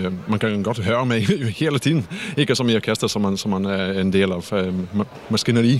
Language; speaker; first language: Danish; non-native, fluent; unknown